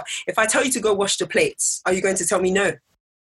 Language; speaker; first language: English; native; English